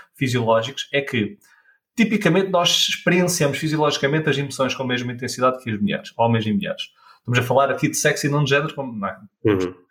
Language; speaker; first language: Portuguese; native; Portuguese